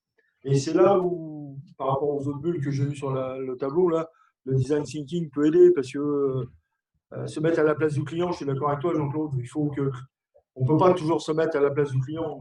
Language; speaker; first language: French; native; French